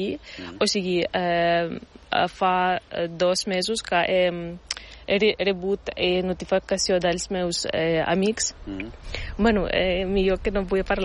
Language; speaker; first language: Catalan; non-native, learner; Ukrainian